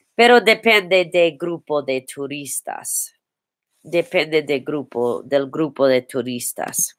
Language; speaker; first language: Spanish; non-native, learner; English